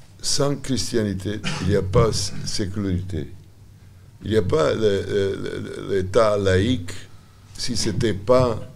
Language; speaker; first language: French; non-native, learner; Serbian